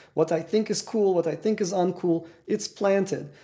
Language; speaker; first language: English; non-native, fluent; Turkish